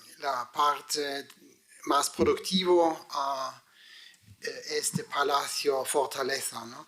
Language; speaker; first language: Spanish; non-native, fluent; German